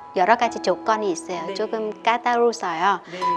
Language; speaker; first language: Korean; non-native, fluent; Vietnamese